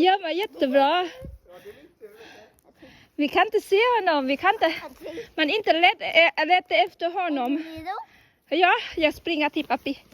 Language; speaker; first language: Swedish; non-native, learner; Thai